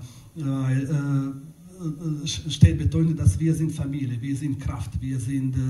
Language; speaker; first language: German; non-native, learner; Bosnian